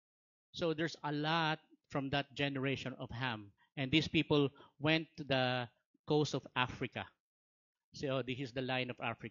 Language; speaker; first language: English; non-native, local second language; Filipino